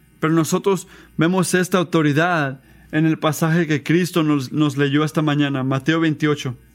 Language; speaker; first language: Spanish; non-native, fluent; English